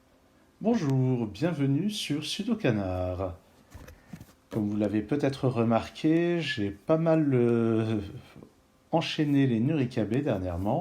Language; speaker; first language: French; native; French